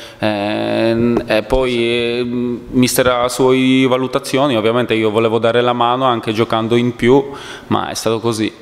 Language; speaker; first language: Italian; non-native, fluent; Polish